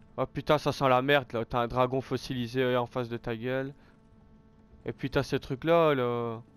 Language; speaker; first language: French; native; French